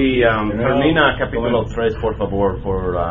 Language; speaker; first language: Spanish; non-native, learner; English